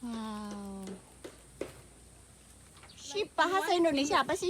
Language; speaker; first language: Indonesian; non-native, learner; Chinese